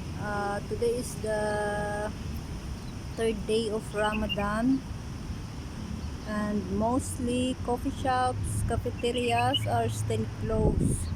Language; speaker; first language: English; non-native, local second language; Filipino